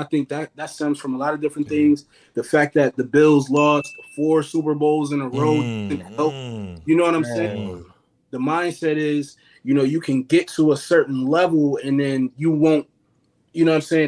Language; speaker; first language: English; native; English